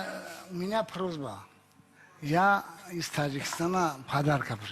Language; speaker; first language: Russian; non-native, learner; Tajik